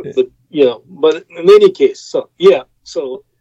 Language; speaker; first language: English; non-native, fluent; Russian